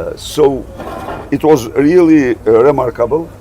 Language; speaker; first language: English; non-native, learner; Albanian